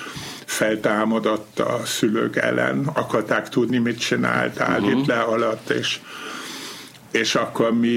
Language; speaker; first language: Hungarian; non-native, fluent; German